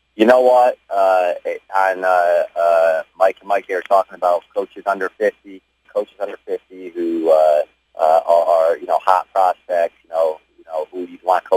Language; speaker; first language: English; native; English